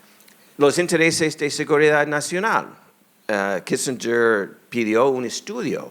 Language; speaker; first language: Spanish; non-native, fluent; English